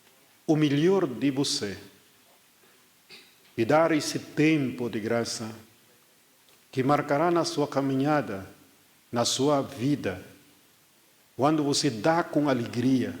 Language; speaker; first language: Portuguese; non-native, fluent; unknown